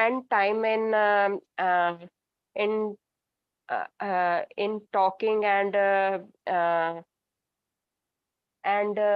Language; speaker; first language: English; non-native, learner; Hindi